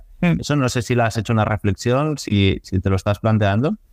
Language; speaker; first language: Spanish; native; Spanish